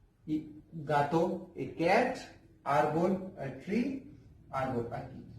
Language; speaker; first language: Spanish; non-native, learner; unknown